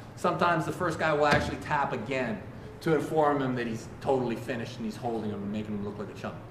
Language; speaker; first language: English; native; English